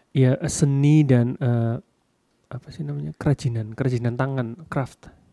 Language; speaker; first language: Indonesian; native; Indonesian